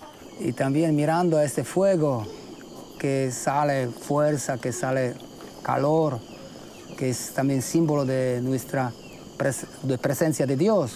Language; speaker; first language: Spanish; non-native, fluent; Slovak